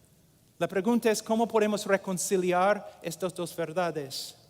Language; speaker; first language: Spanish; non-native, fluent; English